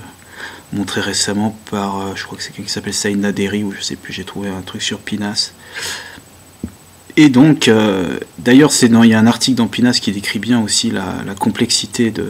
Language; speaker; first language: French; native; French